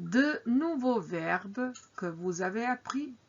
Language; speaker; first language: French; non-native, fluent; Croatian